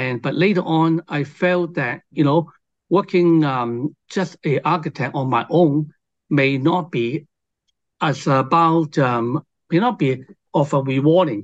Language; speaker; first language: English; non-native, local second language; Cantonese